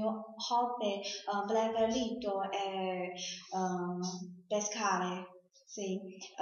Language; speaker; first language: Italian; non-native, learner; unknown